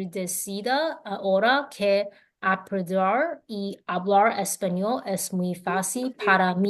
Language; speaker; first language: Spanish; non-native, learner; English